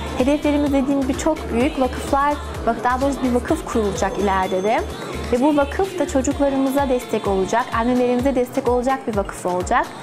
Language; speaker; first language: Turkish; early bilingual, heritage; Turkish